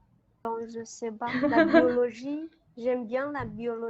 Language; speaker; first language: French; non-native, learner; Chinese